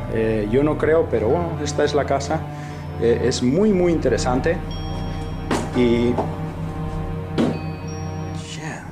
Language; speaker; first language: Spanish; early bilingual, heritage; Spanish